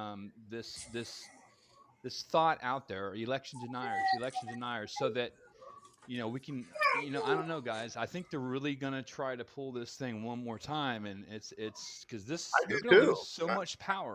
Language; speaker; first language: English; native; English